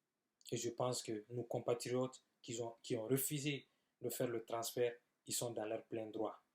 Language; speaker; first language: French; non-native, local second language; Bambara